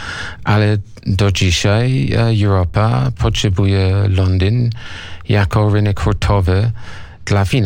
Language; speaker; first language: Polish; non-native, learner; English